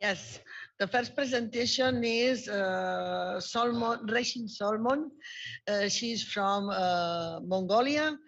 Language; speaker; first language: English; non-native, learner; Spanish